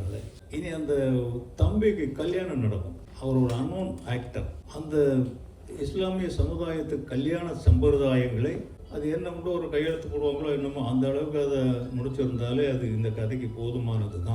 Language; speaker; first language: Tamil; native; Tamil